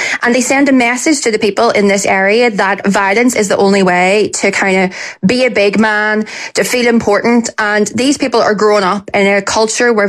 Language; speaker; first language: English; native; English